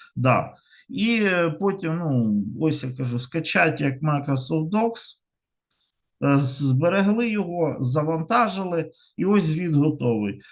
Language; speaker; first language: Ukrainian; non-native, local second language; Russian